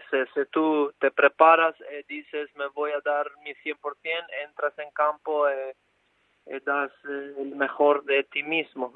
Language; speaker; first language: Spanish; non-native, fluent; Albanian